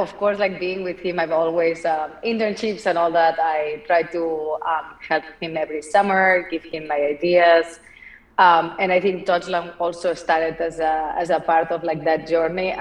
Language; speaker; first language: English; non-native, fluent; Spanish